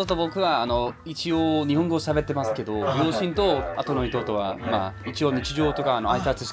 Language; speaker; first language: Japanese; non-native, learner; English